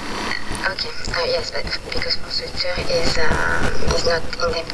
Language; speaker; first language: English; non-native, fluent; French